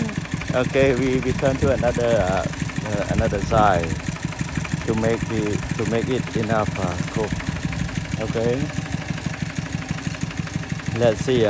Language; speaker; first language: English; non-native, learner; Khmer